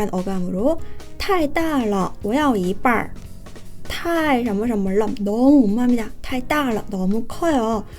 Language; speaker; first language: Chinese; non-native, fluent; Korean